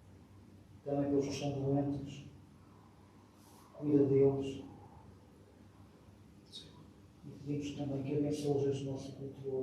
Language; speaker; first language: Portuguese; native; Portuguese